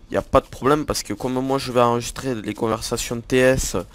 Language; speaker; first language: French; native; French